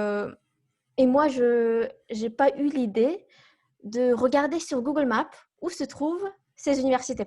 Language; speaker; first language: French; non-native, fluent; Kazakh